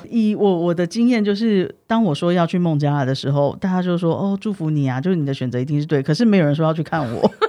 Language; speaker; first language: Chinese; native; Chinese